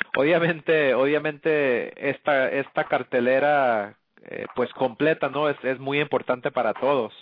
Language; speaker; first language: Spanish; early bilingual, heritage; Spanish